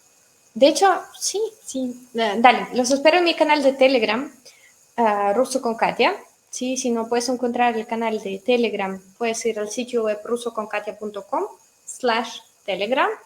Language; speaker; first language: Spanish; non-native, fluent; Russian